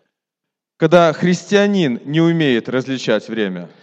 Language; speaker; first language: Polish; non-native, learner; Russian